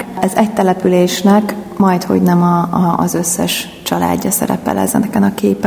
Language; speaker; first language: Hungarian; native; Hungarian